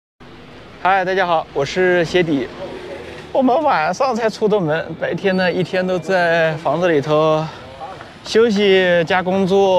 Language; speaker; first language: Chinese; native; Chinese